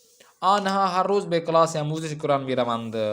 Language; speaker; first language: Persian; non-native, fluent; Urdu